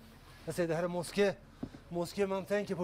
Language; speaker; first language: Swedish; non-native, learner; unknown